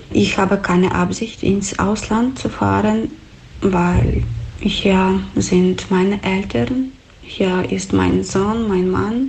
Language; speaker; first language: German; non-native, fluent; Ukrainian